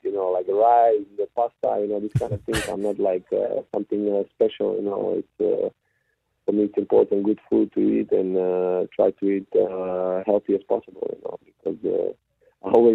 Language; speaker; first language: English; non-native, fluent; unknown